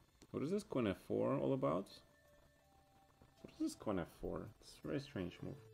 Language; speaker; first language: English; non-native, fluent; Russian